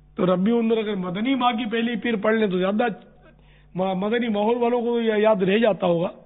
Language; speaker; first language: Urdu; non-native, local second language; Memoni